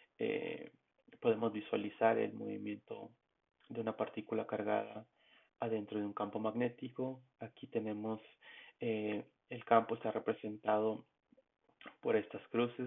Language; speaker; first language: Spanish; native; Spanish